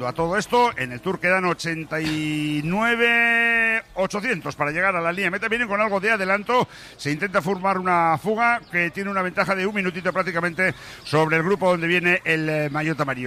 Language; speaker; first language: Spanish; native; Spanish